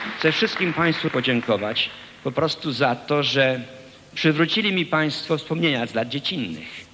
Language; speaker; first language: Polish; early bilingual, heritage; Polish